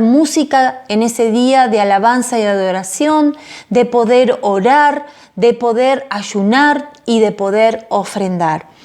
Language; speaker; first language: Spanish; native; Spanish